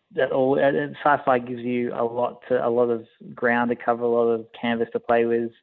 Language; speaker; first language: English; native; English